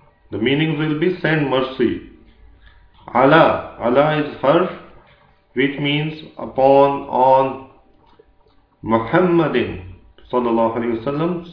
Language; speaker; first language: English; non-native, local second language; Urdu